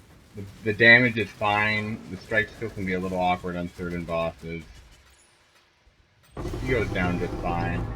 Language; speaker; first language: English; native; English